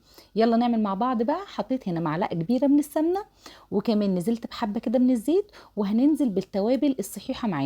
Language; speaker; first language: Arabic; native; Arabic